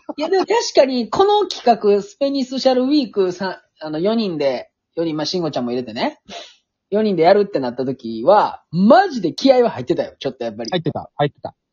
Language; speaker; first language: Japanese; native; Japanese